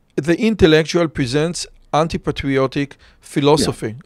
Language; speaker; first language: English; non-native, fluent; Hebrew